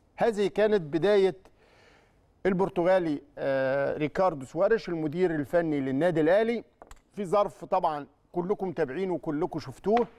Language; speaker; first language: Arabic; native; Arabic